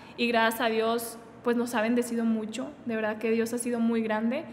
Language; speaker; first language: Spanish; native; Spanish